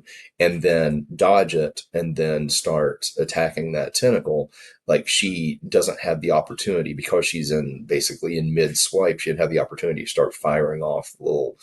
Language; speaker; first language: English; native; English